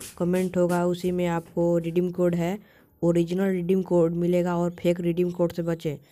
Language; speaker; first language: Hindi; native; Hindi